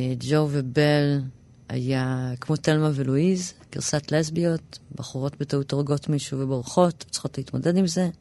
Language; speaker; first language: Hebrew; early bilingual, other home language; English